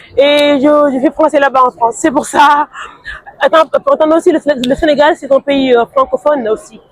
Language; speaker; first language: French; non-native, local second language; Wolof